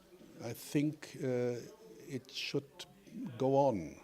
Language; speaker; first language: English; non-native, learner; German